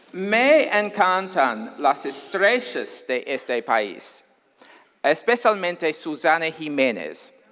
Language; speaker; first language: Spanish; non-native, fluent; English